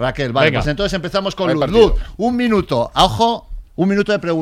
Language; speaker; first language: Spanish; native; Spanish